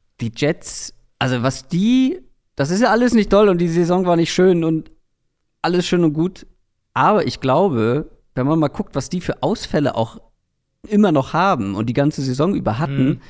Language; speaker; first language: German; native; German